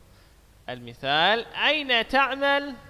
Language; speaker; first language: Arabic; non-native, fluent; Indonesian